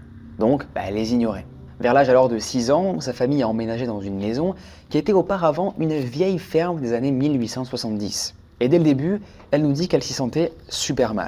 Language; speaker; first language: French; native; French